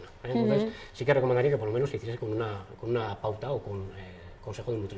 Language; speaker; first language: Spanish; native; Spanish